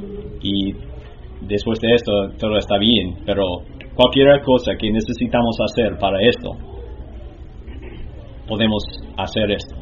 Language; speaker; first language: Spanish; non-native, learner; English